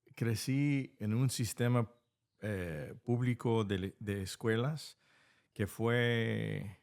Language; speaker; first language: Spanish; non-native, fluent; English